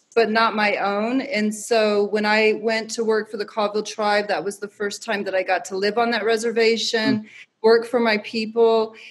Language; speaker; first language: English; native; English